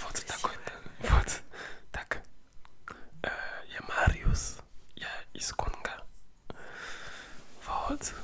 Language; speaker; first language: Russian; non-native, learner; French